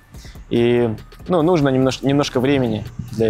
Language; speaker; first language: Russian; native; Russian